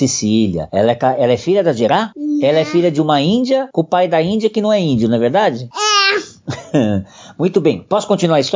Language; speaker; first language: Portuguese; native; Portuguese